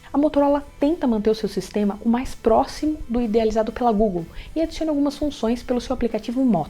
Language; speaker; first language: Portuguese; native; Portuguese